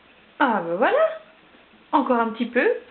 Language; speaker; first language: French; native; French